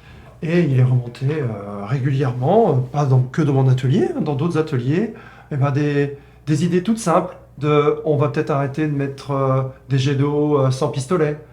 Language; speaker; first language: French; native; French